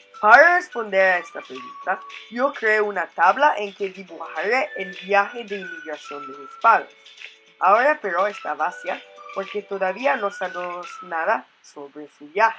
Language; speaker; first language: Spanish; non-native, fluent; English